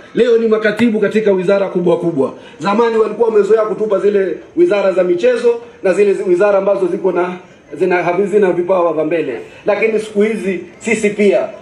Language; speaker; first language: Swahili; native; Swahili